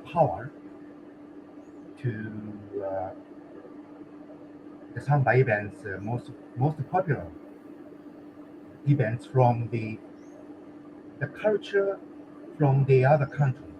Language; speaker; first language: English; non-native, learner; Japanese